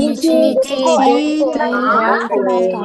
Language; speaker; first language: Japanese; non-native, learner; Burmese